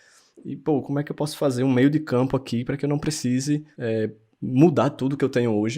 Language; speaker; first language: Portuguese; native; Portuguese